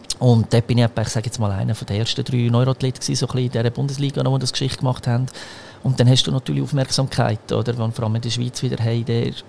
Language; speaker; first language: German; early bilingual, other home language; Croatian